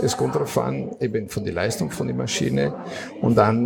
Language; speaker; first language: German; non-native, fluent; Italian